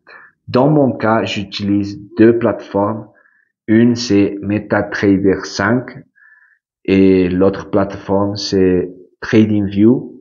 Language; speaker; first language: French; non-native, fluent; Spanish